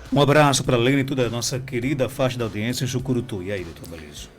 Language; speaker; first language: Portuguese; native; Portuguese